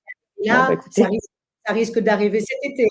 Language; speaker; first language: French; native; French